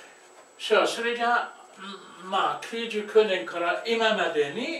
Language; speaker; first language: Japanese; non-native, fluent; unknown